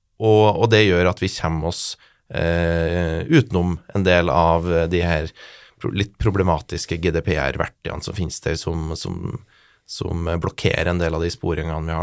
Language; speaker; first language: Norwegian; native; Norwegian